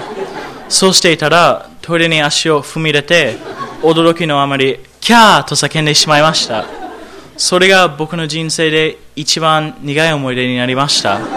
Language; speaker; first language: Japanese; non-native, learner; English